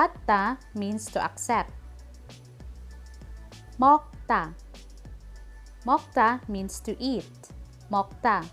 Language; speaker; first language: Korean; non-native, learner; Filipino